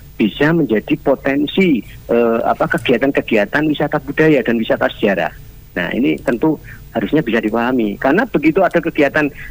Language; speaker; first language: Indonesian; non-native, local second language; Javanese